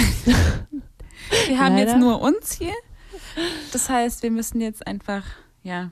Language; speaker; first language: German; native; German